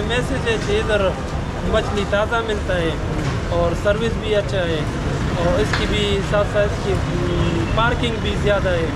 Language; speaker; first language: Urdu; non-native, local second language; Pashto